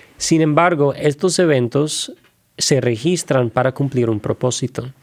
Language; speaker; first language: Spanish; non-native, fluent; English